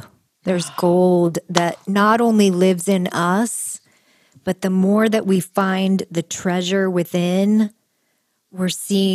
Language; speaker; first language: English; native; English